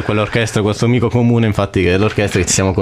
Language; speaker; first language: Italian; native; Italian